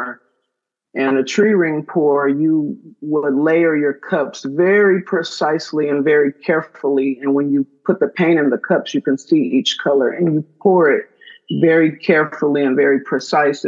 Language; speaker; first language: English; native; English